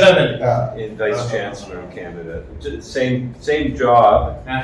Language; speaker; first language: English; native; English